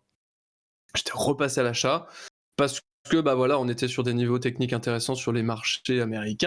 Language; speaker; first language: French; native; French